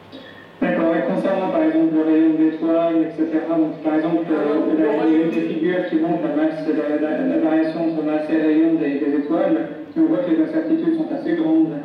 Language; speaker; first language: French; native; French